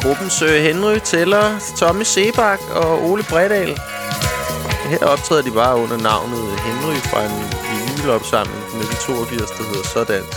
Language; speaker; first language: Danish; native; Danish